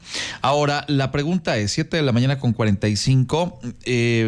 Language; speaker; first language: Spanish; native; Spanish